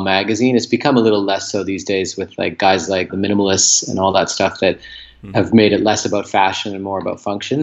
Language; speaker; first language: English; native; English